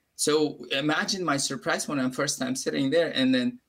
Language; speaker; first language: English; non-native, fluent; Uzbek